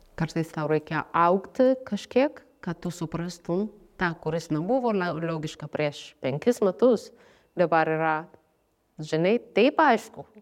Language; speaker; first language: Lithuanian; non-native, fluent; Amharic